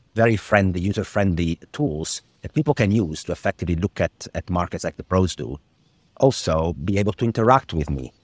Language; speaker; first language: English; non-native, fluent; Italian